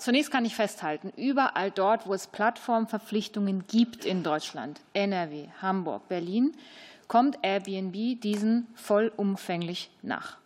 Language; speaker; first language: German; native; German